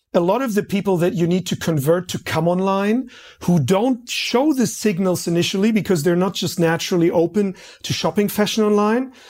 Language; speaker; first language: English; non-native, fluent; German